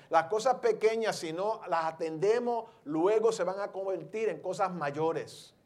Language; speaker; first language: Spanish; early bilingual, heritage; Spanish